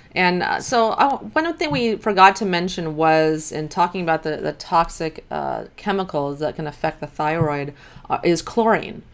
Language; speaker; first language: English; native; English